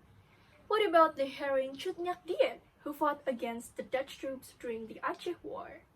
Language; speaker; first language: English; non-native, learner; Indonesian